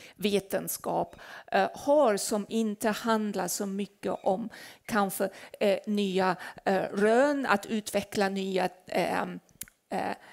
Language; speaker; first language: Swedish; non-native, fluent; German